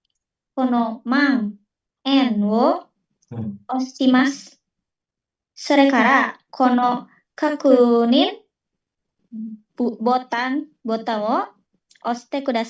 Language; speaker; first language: Japanese; non-native, learner; Indonesian